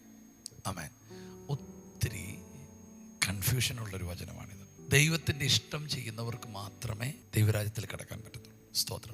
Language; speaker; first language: Malayalam; native; Malayalam